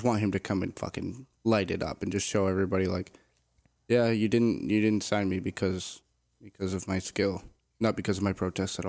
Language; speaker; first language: English; native; English